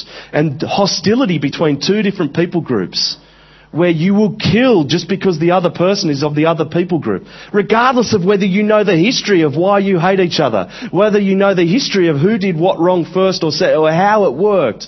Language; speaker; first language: English; native; English